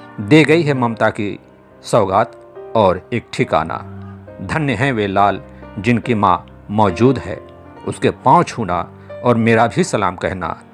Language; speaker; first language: Hindi; non-native, local second language; Bhojpuri